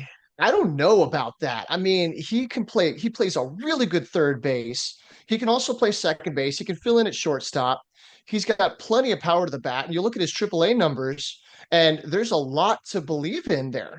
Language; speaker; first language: English; native; English